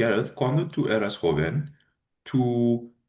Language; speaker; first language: Spanish; non-native, learner; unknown